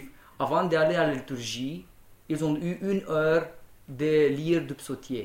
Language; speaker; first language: French; non-native, fluent; Romanian